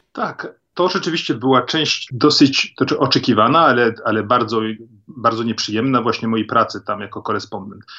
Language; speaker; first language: Polish; early bilingual, heritage; Polish